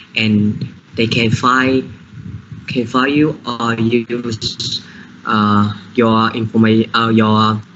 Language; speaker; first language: English; non-native, learner; Vietnamese